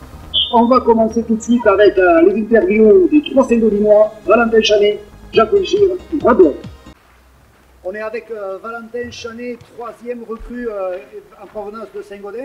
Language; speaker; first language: French; native; French